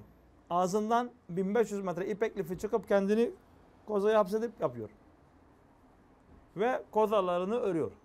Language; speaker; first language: Turkish; native; Turkish